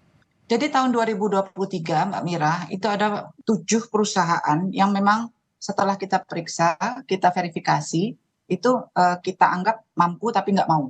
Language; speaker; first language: Indonesian; native; Indonesian